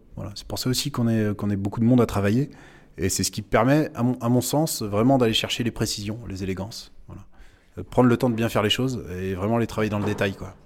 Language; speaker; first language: French; native; French